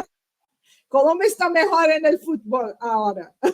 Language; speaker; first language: Spanish; non-native, learner; Portuguese